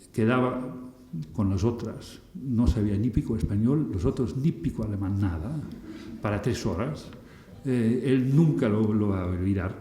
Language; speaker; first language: Spanish; non-native, fluent; German